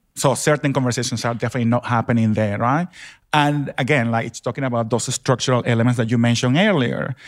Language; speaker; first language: English; non-native, fluent; Spanish